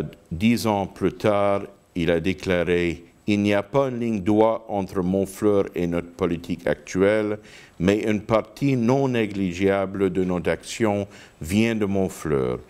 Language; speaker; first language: French; non-native, fluent; English